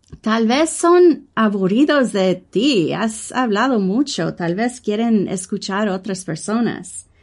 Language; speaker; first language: Spanish; non-native, learner; English